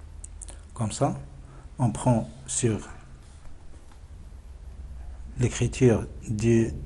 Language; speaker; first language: French; non-native, local second language; Arabic